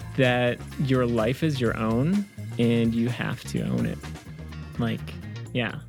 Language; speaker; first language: English; early bilingual, other home language; Arabic